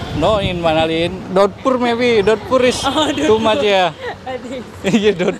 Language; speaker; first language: English; non-native, learner; Indonesian